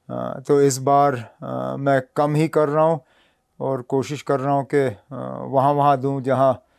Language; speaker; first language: Hindi; non-native, local second language; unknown